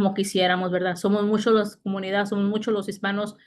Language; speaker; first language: Spanish; native; Spanish